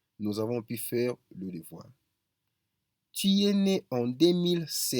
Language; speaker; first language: French; non-native, fluent; Spanish